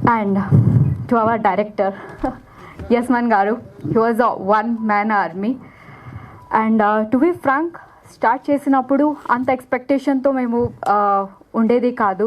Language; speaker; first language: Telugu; non-native, learner; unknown